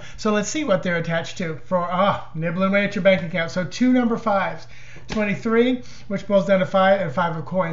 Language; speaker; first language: English; native; English